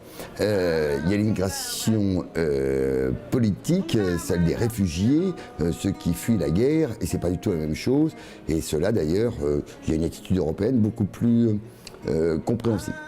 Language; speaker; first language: French; native; French